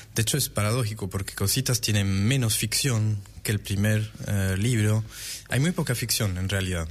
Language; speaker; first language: Spanish; non-native, fluent; French